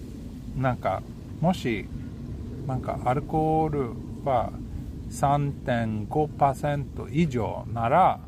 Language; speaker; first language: Japanese; non-native, fluent; Swedish